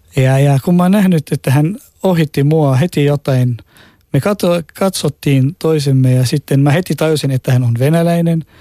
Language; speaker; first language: Finnish; non-native, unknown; Arabic